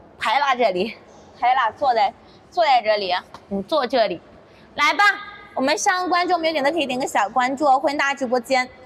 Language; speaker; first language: Chinese; native; Chinese